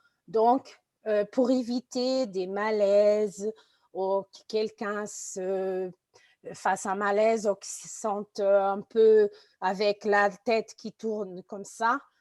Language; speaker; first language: French; non-native, fluent; Portuguese